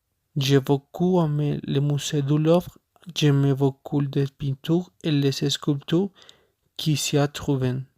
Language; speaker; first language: French; non-native, learner; Spanish